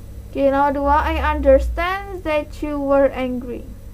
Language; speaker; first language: English; non-native, fluent; Indonesian